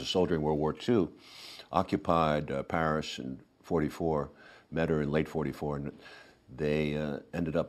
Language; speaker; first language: English; native; English